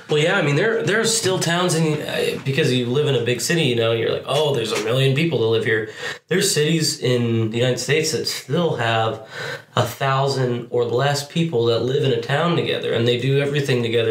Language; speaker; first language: English; native; English